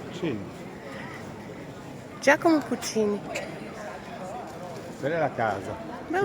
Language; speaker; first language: Italian; non-native, learner; Ukrainian